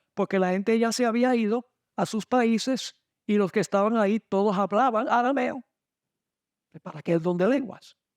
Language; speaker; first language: Spanish; non-native, fluent; English